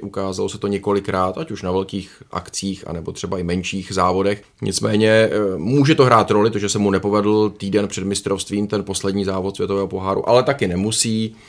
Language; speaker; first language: Czech; native; Czech